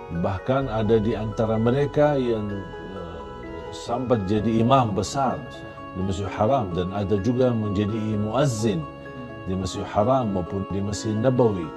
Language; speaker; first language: Indonesian; non-native, fluent; Arabic